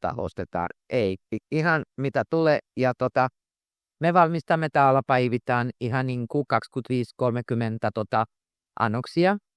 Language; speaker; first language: Finnish; non-native, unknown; Croatian